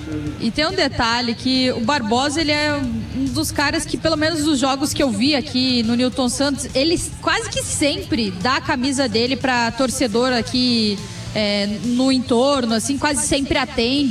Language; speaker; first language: Portuguese; native; Portuguese